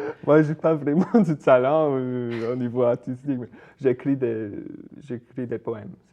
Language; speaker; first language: French; non-native, fluent; English